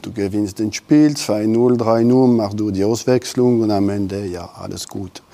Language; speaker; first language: German; non-native, local second language; French